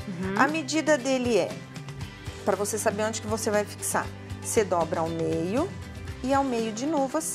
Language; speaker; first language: Portuguese; native; Portuguese